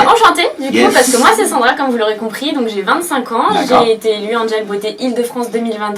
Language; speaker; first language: French; native; French